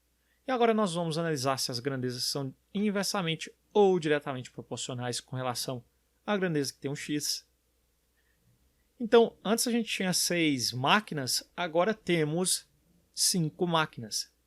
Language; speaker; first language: Portuguese; native; Portuguese